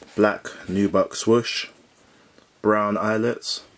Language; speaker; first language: English; native; English